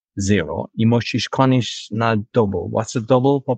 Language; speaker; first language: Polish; non-native, learner; English